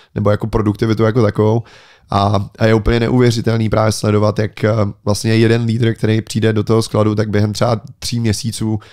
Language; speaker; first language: Czech; native; Czech